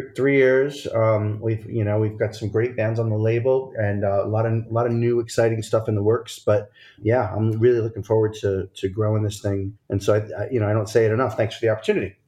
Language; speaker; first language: English; native; English